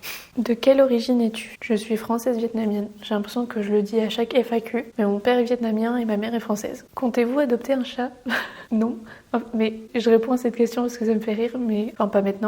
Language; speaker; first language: French; native; French